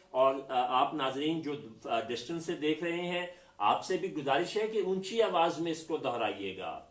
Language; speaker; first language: Urdu; non-native, local second language; Punjabi